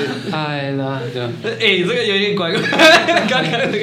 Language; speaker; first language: Chinese; non-native, fluent; French